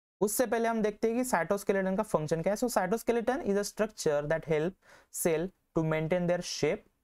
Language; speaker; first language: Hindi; non-native, local second language; Marathi